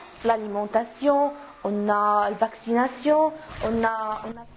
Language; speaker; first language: French; non-native, learner; Arabic